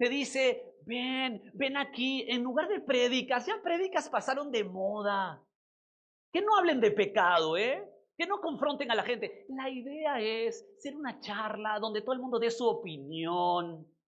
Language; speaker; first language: Spanish; native; Spanish